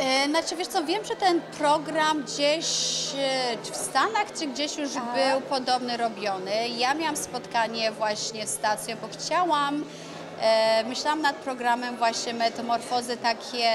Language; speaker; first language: Polish; early bilingual, other home language; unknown